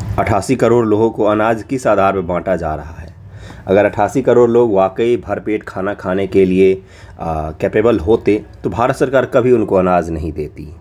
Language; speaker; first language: Hindi; non-native, local second language; Maithili